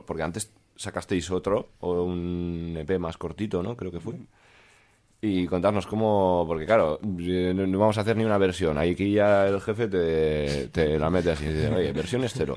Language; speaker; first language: Spanish; native; Spanish